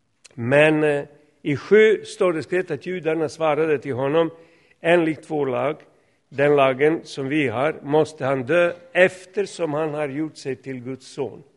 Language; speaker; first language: Swedish; non-native, fluent; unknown